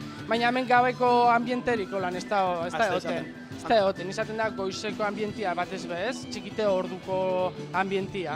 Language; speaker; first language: Basque; native; Basque